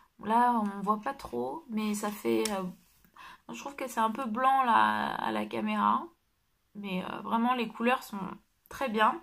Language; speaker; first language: French; native; French